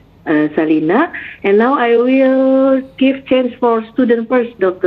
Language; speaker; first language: English; non-native, learner; Indonesian